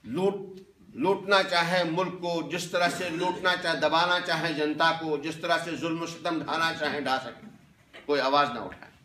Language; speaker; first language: Hindi; non-native, local second language; Kashmiri